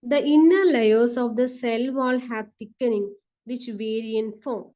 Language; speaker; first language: English; non-native, local second language; Malayalam